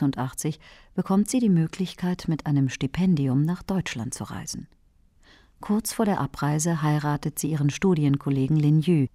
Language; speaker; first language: German; native; German